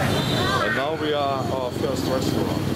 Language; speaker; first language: English; non-native, fluent; German